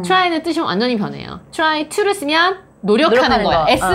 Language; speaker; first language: Korean; native; Korean